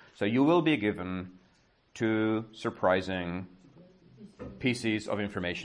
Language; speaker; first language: English; non-native, fluent; Czech